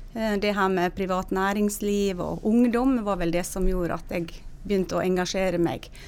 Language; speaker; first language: Norwegian; native; Norwegian